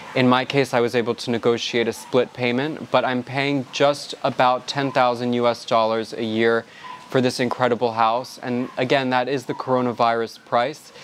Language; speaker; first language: English; native; English